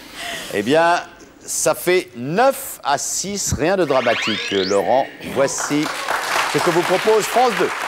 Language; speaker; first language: French; native; French